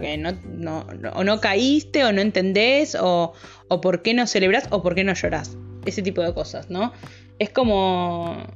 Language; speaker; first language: Spanish; native; Spanish